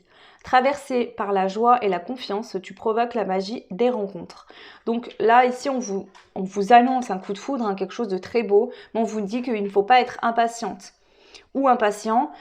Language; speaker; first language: French; native; French